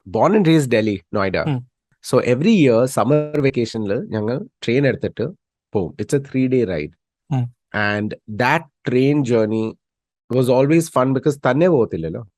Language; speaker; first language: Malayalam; early bilingual, heritage; Malayalam